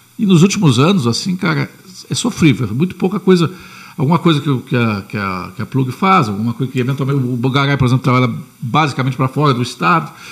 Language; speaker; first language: Portuguese; native; Portuguese